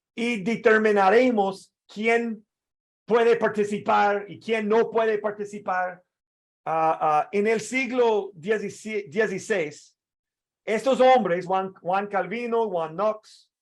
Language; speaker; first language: Spanish; non-native, fluent; English